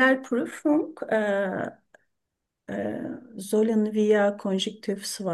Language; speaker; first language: German; non-native, learner; Turkish